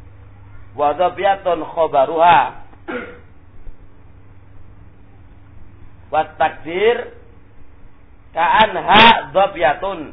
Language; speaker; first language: Arabic; non-native, fluent; Indonesian